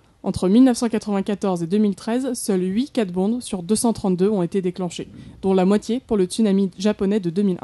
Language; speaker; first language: French; native; French